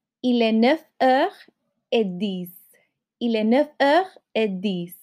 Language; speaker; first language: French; non-native, fluent; Spanish